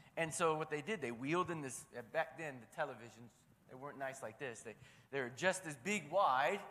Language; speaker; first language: English; native; English